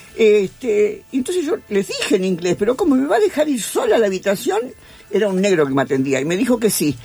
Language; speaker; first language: Spanish; native; Spanish